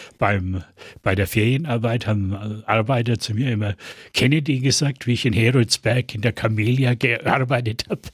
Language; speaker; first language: German; native; German